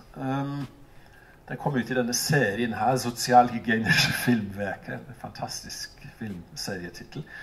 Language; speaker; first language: Norwegian; non-native, fluent; English